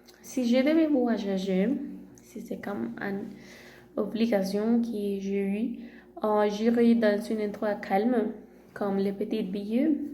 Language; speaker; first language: French; non-native, learner; Spanish